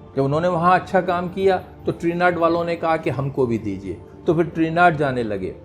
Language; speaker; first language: Hindi; native; Hindi